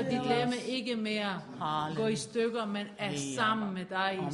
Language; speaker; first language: Danish; non-native, fluent; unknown